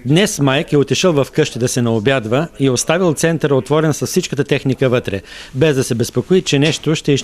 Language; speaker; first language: Bulgarian; native; Bulgarian